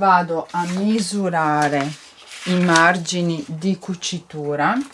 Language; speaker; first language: Italian; native; Italian